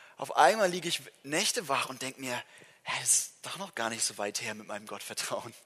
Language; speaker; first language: German; non-native, fluent; English